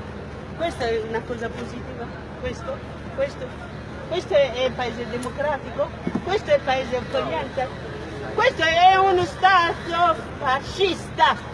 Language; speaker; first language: Italian; non-native, fluent; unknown